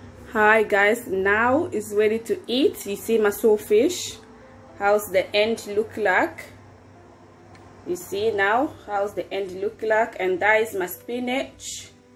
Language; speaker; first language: English; non-native, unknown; Lingala